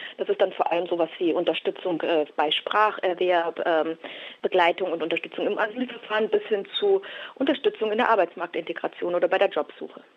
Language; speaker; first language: German; native; German